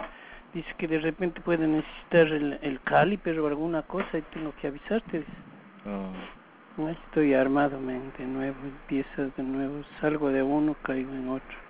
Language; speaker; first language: Spanish; native; Spanish